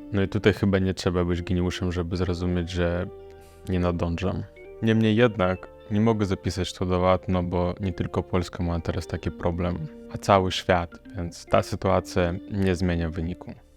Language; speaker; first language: Polish; non-native, fluent; Russian